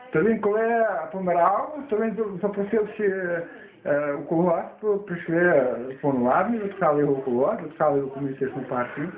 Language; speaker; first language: Ukrainian; native; Ukrainian